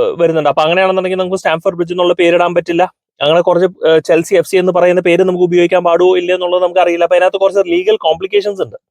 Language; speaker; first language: Malayalam; native; Malayalam